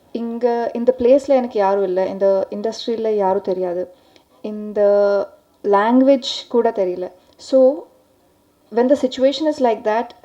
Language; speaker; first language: Tamil; non-native, learner; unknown